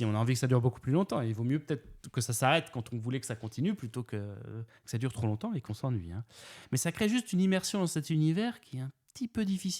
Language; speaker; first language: French; native; French